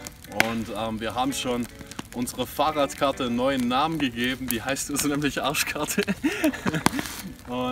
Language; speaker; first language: German; native; German